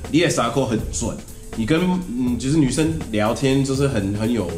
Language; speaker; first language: Chinese; non-native, fluent; English